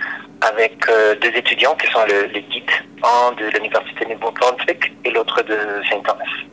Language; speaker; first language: French; non-native, fluent; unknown